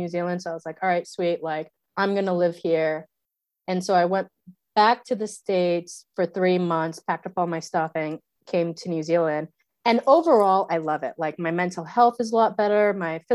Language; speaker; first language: English; native; English